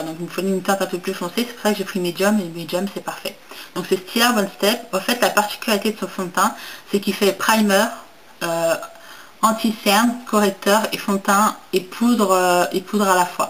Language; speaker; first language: French; native; French